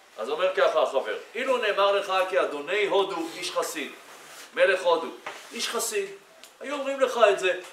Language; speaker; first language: Hebrew; native; Hebrew